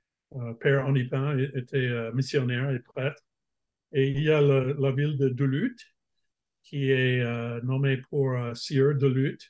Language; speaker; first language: French; non-native, fluent; English